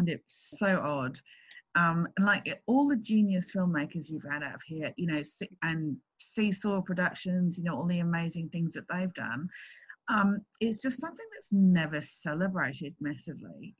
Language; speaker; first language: English; native; English